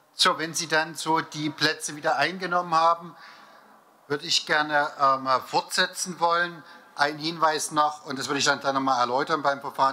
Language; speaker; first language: German; native; German